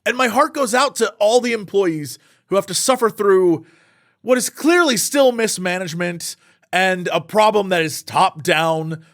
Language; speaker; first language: English; native; English